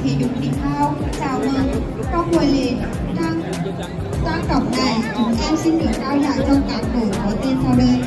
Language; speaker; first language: Vietnamese; native; Vietnamese